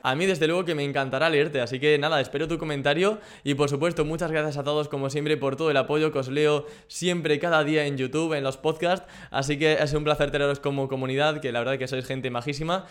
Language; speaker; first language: Spanish; native; Spanish